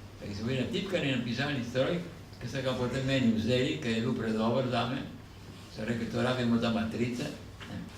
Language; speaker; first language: Slovenian; native; Slovenian